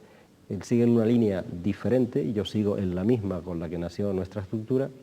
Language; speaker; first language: Spanish; native; Spanish